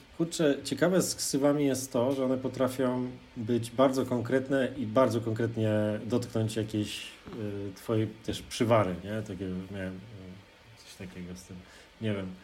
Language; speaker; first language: Polish; native; Polish